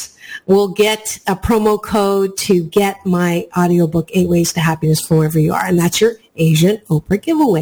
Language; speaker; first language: English; native; English